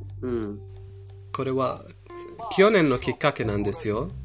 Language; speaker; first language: Japanese; non-native, fluent; Persian